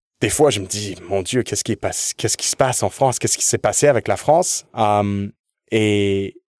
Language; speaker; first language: French; early bilingual, other home language; English